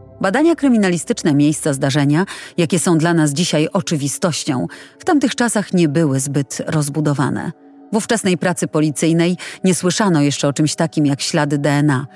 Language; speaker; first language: Polish; native; Polish